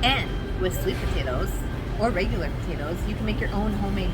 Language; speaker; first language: English; native; English